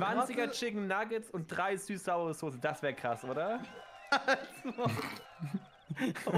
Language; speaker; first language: German; native; German